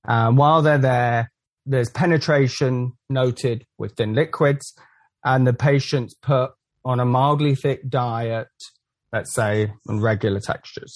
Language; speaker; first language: English; native; English